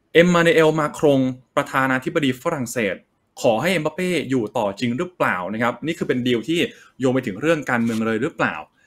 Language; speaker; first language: Thai; native; Thai